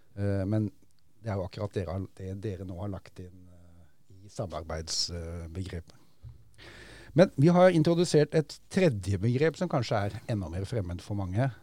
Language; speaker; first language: Norwegian; native; Norwegian